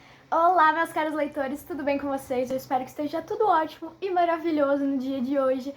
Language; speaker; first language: Portuguese; native; Portuguese